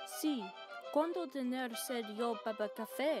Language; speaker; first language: Spanish; non-native, learner; English